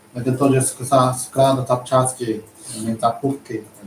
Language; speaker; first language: Russian; non-native, learner; Chinese